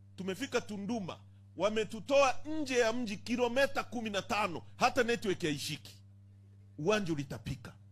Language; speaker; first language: Swahili; native; Swahili